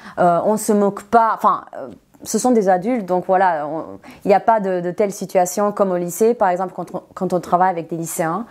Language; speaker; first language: French; non-native, fluent; Serbian